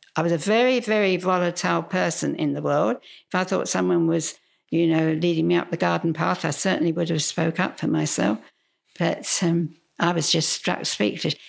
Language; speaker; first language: English; native; English